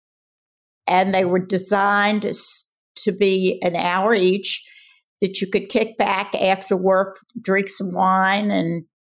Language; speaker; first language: English; native; English